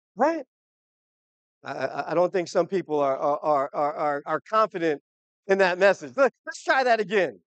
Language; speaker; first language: English; native; English